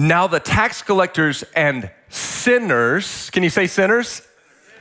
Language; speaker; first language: English; native; English